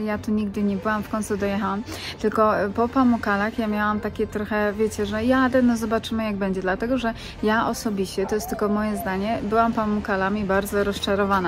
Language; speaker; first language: Polish; native; Polish